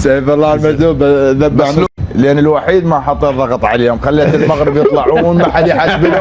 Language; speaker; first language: Arabic; native; Arabic